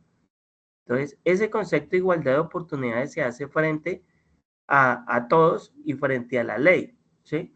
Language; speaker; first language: Spanish; native; Spanish